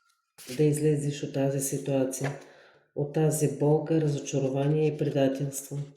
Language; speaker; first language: Bulgarian; native; Bulgarian